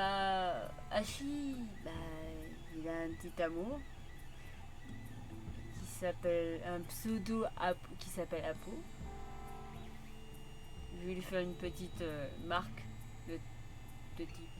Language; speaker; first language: French; native; French